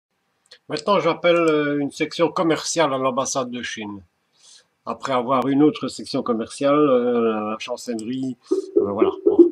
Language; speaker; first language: French; native; French